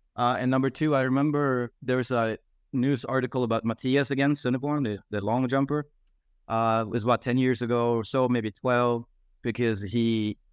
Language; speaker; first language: English; non-native, fluent; Swedish